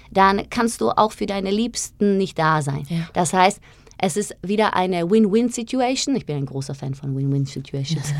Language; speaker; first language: German; non-native, fluent; Slovak